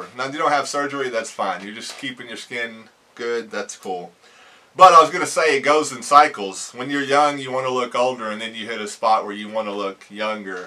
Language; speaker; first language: English; native; English